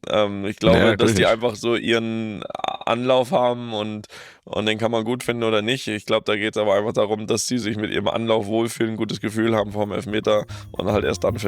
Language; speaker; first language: German; native; German